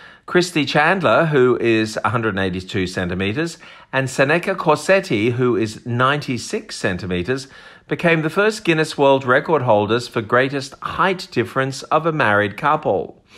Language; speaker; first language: English; native; English